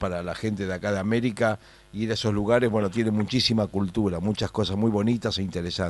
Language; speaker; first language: Spanish; native; Spanish